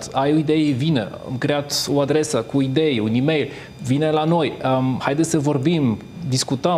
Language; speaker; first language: Romanian; non-native, fluent; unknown